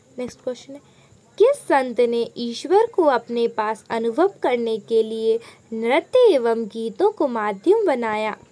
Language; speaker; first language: Hindi; native; Hindi